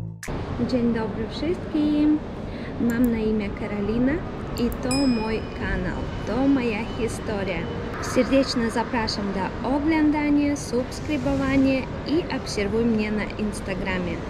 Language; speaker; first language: Polish; early bilingual, heritage; Polish